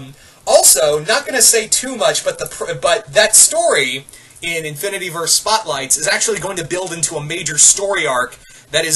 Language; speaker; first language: English; native; English